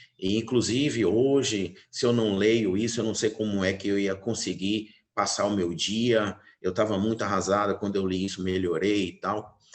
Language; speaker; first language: Portuguese; native; Portuguese